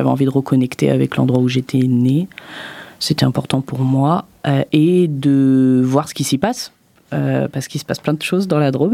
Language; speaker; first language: French; native; French